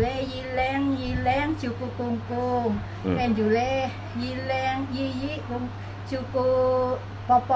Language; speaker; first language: Cantonese; non-native, learner; Indonesian